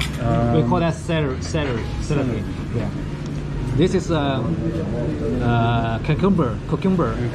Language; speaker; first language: English; non-native, learner; Chinese